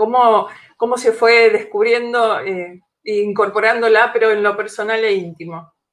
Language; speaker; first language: Spanish; native; Spanish